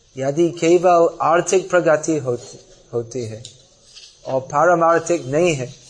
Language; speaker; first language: Hindi; non-native, fluent; English